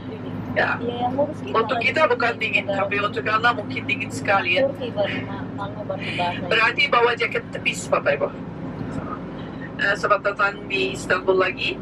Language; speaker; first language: Indonesian; non-native, fluent; Turkish